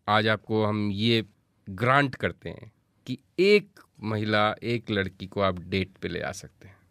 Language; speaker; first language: Hindi; native; Hindi